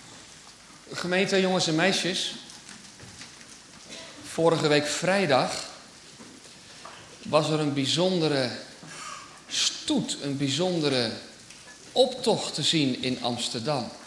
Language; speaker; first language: Dutch; native; Dutch